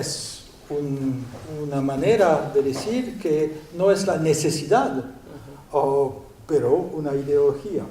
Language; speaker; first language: Spanish; non-native, learner; French